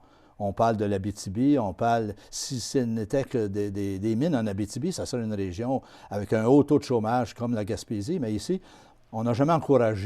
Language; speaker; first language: French; native; French